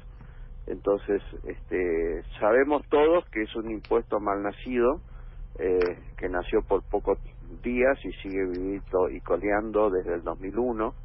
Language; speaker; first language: Spanish; native; Spanish